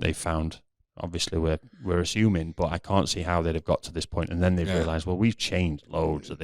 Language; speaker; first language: English; native; English